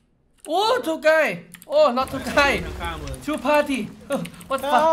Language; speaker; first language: English; non-native, learner; Thai